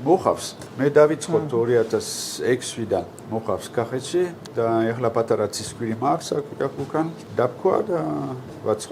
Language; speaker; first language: Georgian; non-native, learner; French